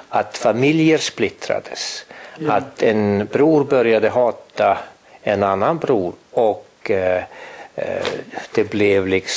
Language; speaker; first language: Swedish; non-native, fluent; Estonian